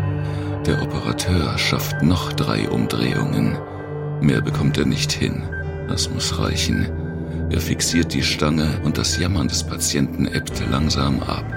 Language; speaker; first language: German; native; German